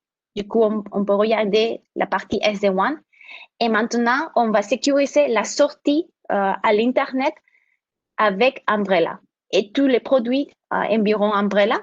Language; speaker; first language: French; non-native, fluent; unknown